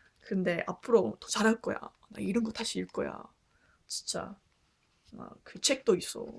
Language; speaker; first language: Korean; non-native, learner; English